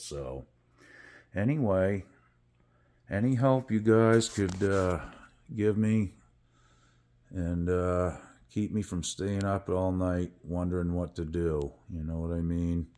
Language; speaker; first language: English; native; English